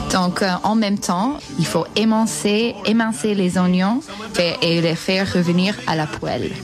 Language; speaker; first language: French; non-native, fluent; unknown